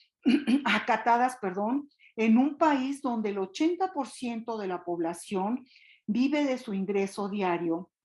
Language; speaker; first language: Spanish; native; Spanish